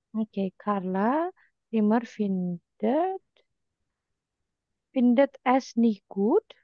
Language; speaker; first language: German; non-native, fluent; Indonesian